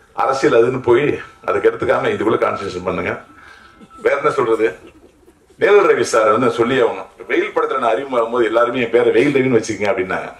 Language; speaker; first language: Tamil; native; Tamil